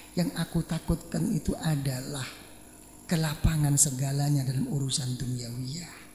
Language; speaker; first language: Malay; non-native, local second language; Javanese